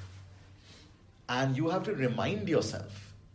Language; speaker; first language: English; non-native, local second language; Bangla